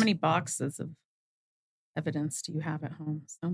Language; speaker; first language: English; native; English